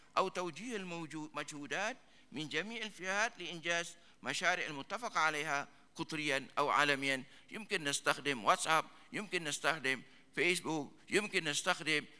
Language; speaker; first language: Arabic; non-native, fluent; Malay